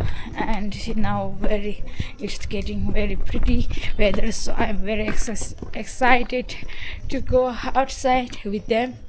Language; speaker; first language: English; non-native, learner; Tibetan